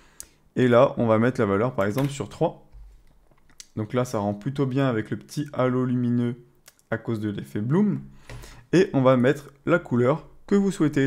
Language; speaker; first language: French; native; French